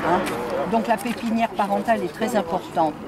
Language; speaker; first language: French; native; French